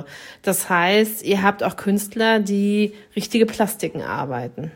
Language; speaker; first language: German; native; German